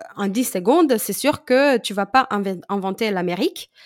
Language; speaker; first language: French; non-native, fluent; Romanian